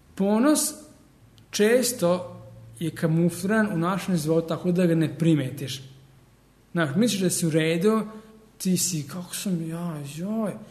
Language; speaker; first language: Serbian; early bilingual, heritage; Serbian